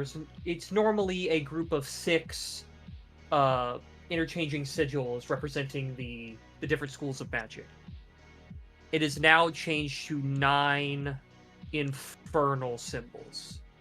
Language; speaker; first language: English; native; English